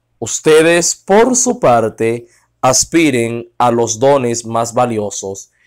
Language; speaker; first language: Spanish; non-native, fluent; Haitian Creole